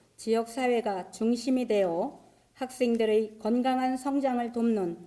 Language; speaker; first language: Korean; native; Korean